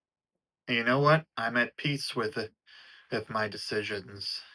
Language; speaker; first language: English; native; English